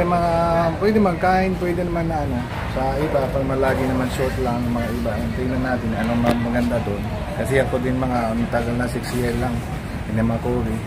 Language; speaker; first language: Filipino; non-native, learner; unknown